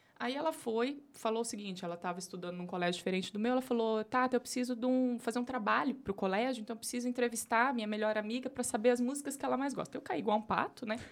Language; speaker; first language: Portuguese; native; Portuguese